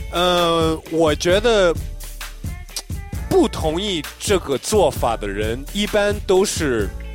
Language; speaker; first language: Chinese; early bilingual, heritage; Chinese